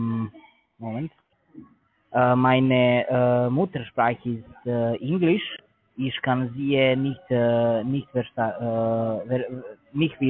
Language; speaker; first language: German; non-native, learner; English